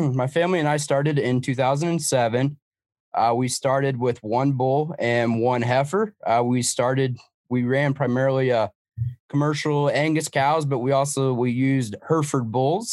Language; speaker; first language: English; native; English